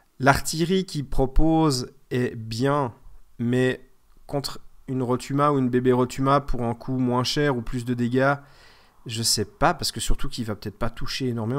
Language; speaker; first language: French; native; French